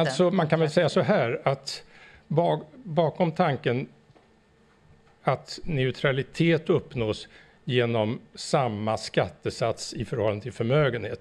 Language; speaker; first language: Swedish; native; Swedish